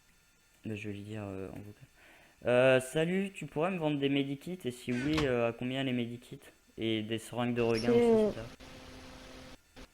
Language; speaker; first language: French; native; French